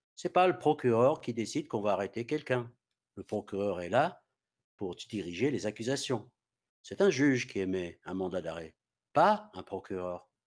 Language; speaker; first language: French; non-native, fluent; English